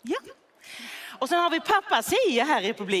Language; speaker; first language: Swedish; native; Swedish